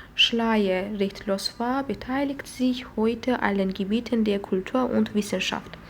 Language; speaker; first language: German; non-native, fluent; Azerbaijani